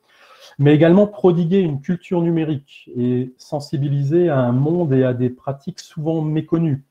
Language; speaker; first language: French; native; French